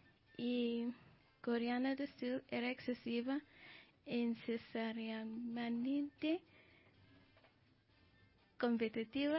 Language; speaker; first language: Spanish; non-native, learner; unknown